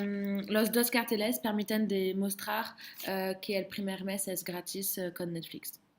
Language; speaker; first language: Spanish; non-native, learner; French